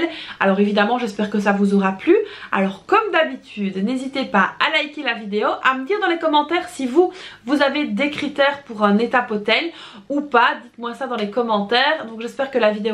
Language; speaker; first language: French; native; French